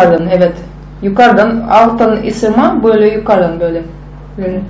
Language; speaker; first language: Turkish; non-native, learner; Russian